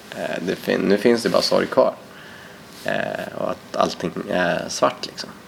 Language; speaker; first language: Swedish; native; Swedish